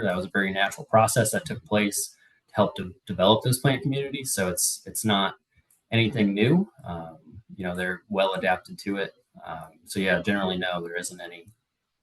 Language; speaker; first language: English; native; English